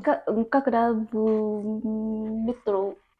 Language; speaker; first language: Russian; non-native, learner; Vietnamese